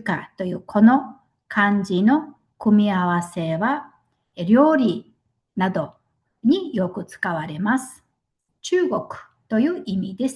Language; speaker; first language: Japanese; non-native, fluent; Mongolian